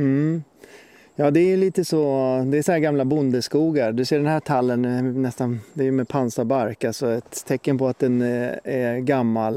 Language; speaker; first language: Swedish; native; Swedish